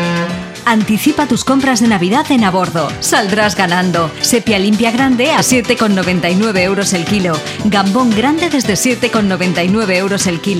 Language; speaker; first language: Spanish; native; Spanish